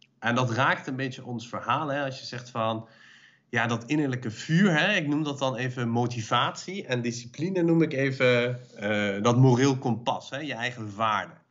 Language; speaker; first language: Dutch; early bilingual, other home language; Persian